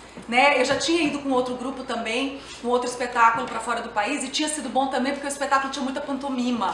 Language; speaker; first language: Portuguese; native; Portuguese